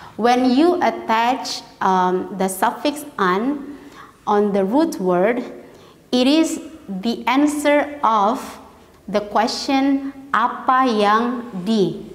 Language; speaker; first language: English; non-native, fluent; Indonesian